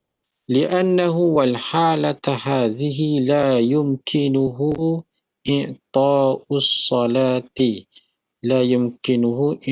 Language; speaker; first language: Arabic; non-native, fluent; Malay